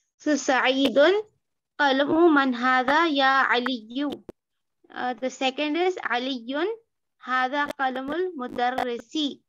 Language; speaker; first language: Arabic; non-native, learner; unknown